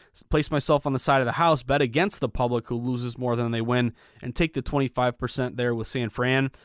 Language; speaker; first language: English; native; English